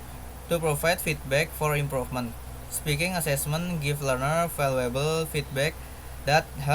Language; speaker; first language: English; non-native, learner; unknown